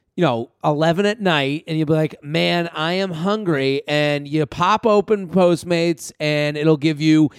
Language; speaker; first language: English; native; English